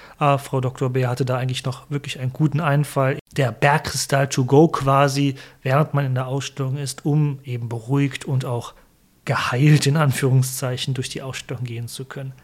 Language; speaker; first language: German; native; German